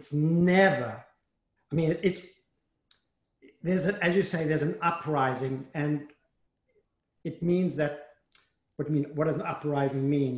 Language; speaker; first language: English; native; English